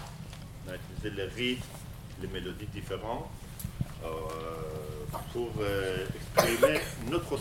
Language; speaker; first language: French; non-native, fluent; Kurdish